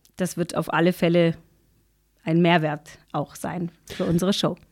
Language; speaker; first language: German; native; German